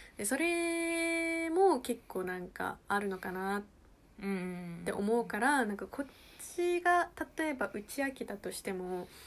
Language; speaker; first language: Japanese; early bilingual, heritage; Japanese